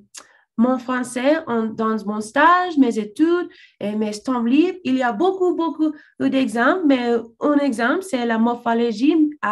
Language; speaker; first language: French; non-native, learner; English